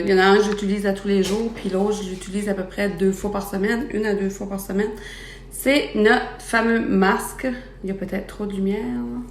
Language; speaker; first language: French; native; French